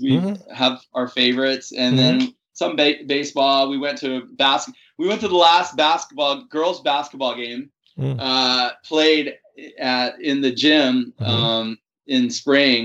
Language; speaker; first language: English; native; English